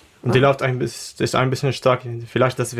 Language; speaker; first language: German; non-native, learner; Arabic